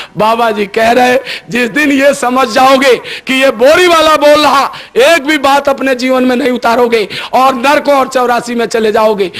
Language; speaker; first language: Hindi; native; Hindi